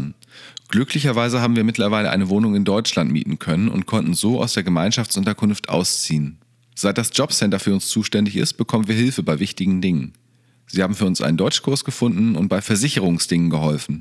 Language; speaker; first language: German; native; German